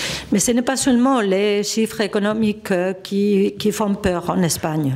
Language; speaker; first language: French; non-native, fluent; Spanish